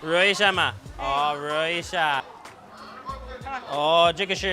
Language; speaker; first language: Chinese; non-native, learner; English